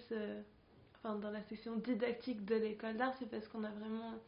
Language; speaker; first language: French; non-native, fluent; Spanish